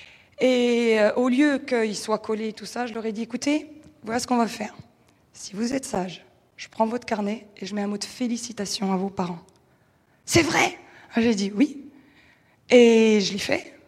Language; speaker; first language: French; native; French